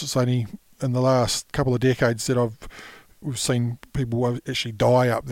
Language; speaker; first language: English; native; English